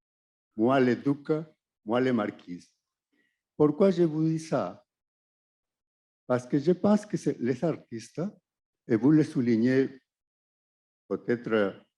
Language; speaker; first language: French; non-native, fluent; Spanish